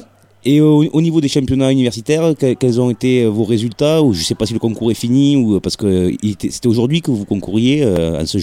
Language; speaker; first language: French; native; French